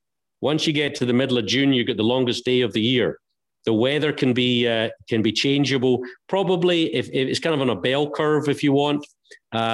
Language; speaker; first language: English; native; English